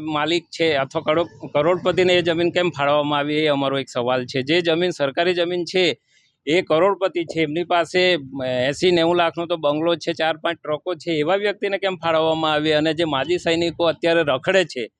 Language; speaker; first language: Gujarati; non-native, local second language; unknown